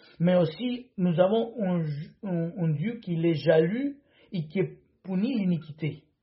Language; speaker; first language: French; non-native, fluent; Spanish